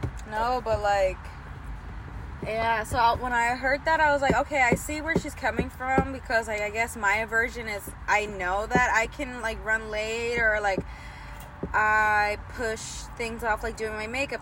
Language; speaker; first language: English; early bilingual, other home language; Spanish